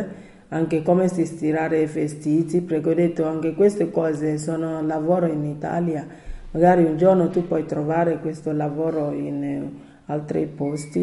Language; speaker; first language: Italian; non-native, learner; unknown